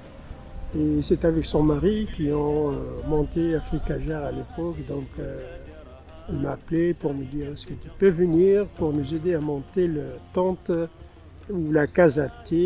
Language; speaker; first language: French; non-native, local second language; Tamasheq